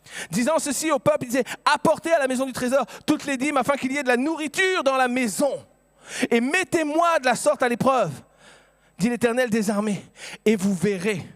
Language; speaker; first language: French; native; French